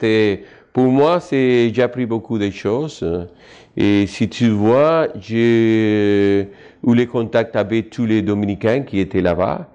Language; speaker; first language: French; non-native, fluent; Spanish